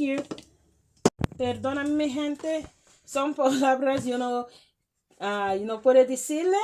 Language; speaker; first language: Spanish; non-native, learner; English